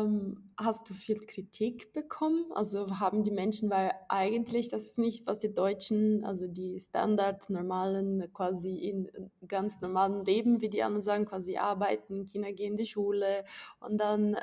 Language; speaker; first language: German; non-native, fluent; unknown